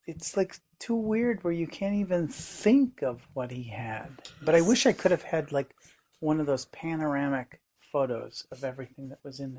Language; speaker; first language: English; native; English